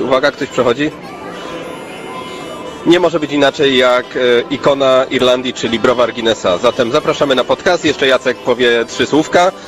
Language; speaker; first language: Polish; native; Polish